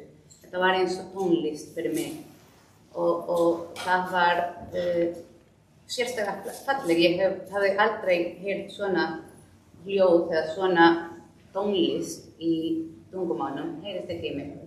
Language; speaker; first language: Icelandic; non-native, fluent; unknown